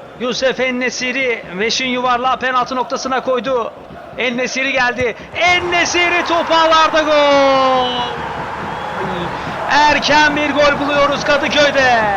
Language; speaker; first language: Turkish; native; Turkish